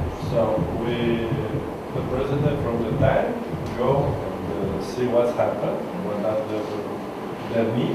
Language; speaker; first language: English; non-native, learner; Romanian